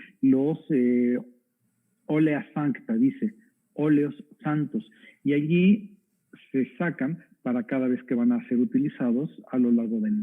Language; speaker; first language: Spanish; native; Spanish